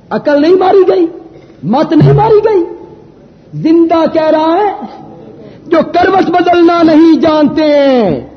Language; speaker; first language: Urdu; non-native, local second language; Punjabi